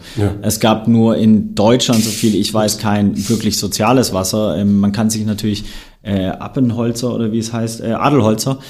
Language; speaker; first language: German; native; German